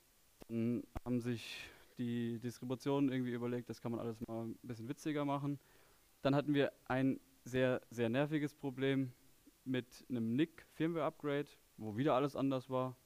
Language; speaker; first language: German; native; German